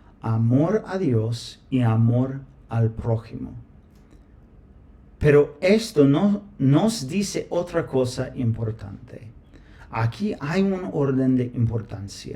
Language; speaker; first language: Spanish; non-native, fluent; English